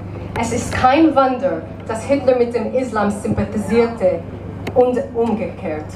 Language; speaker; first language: German; non-native, learner; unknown